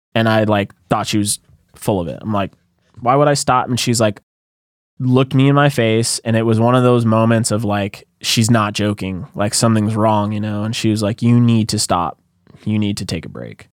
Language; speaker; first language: English; native; English